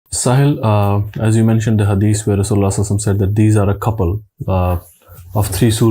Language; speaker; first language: English; non-native, local second language; Urdu